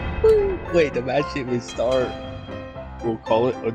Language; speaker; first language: English; native; English